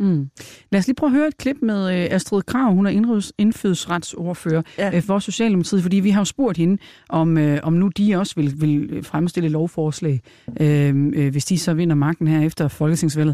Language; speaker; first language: Danish; native; Danish